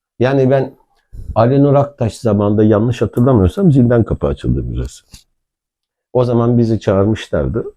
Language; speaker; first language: Turkish; native; Turkish